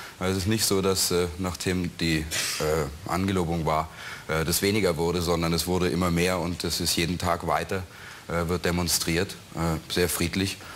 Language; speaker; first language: German; native; German